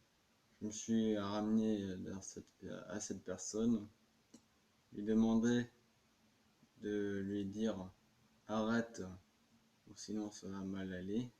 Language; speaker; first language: French; native; French